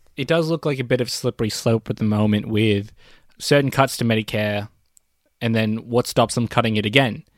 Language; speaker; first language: English; early bilingual, other home language; Filipino